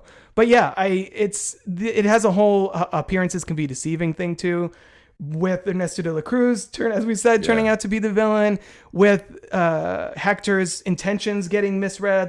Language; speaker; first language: English; native; English